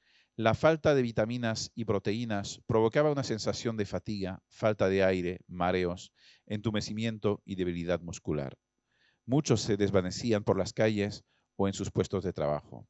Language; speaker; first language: Spanish; non-native, fluent; French